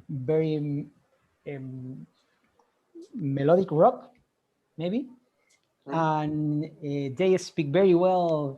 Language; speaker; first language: English; non-native, learner; Spanish